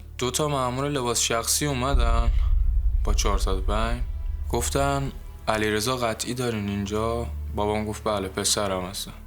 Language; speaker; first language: Persian; native; Persian